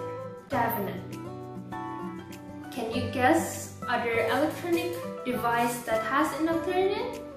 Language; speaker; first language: English; non-native, learner; Indonesian